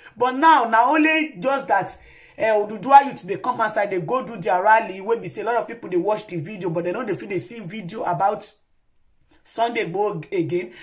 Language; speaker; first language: Nigerian Pidgin; non-native, local second language; Yoruba